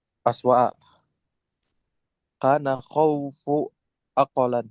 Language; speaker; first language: Arabic; non-native, learner; Indonesian